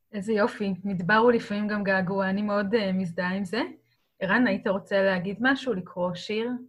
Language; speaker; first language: Hebrew; native; Hebrew